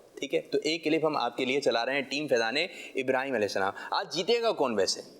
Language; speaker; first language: Urdu; native; Urdu